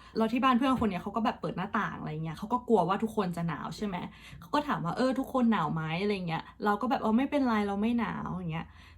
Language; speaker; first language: Thai; early bilingual, heritage; Thai